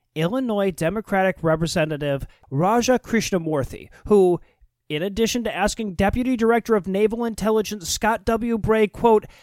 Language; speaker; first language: English; native; English